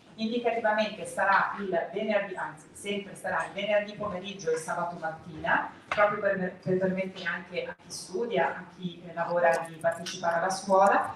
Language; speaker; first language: Italian; native; Italian